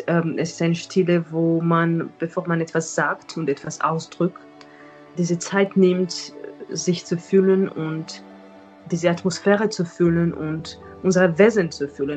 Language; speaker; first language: German; non-native, fluent; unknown